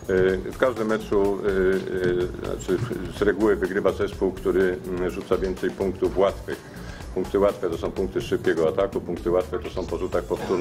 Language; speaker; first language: Polish; native; Polish